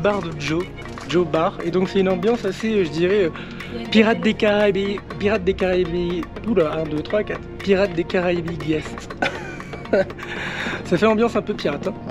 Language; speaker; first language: French; native; French